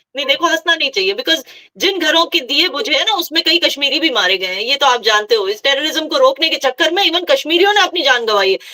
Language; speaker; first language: Hindi; non-native, local second language; Kashmiri